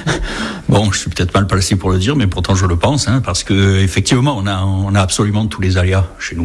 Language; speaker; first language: French; native; French